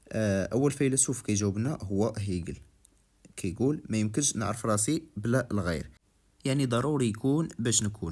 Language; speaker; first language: Arabic; native; Arabic